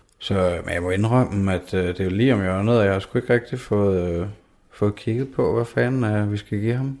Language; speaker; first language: Danish; native; Danish